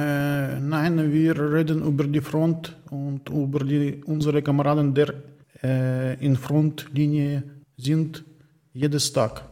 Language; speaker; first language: German; non-native, learner; Ukrainian